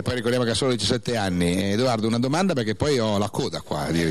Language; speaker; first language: Italian; native; Italian